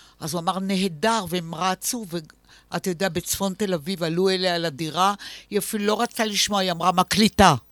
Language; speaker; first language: Hebrew; native; Hebrew